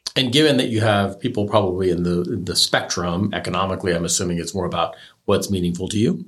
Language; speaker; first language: English; native; English